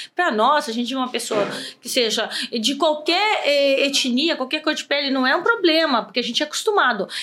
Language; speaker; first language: Portuguese; native; Portuguese